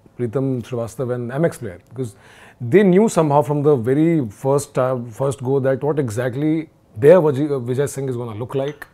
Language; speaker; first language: Hindi; native; Hindi